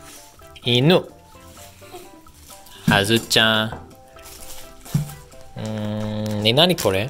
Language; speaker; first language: Japanese; non-native, learner; English